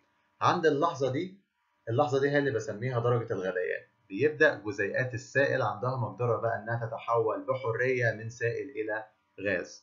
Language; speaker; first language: Arabic; native; Arabic